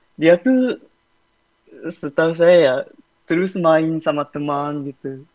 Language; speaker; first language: Indonesian; non-native, learner; Japanese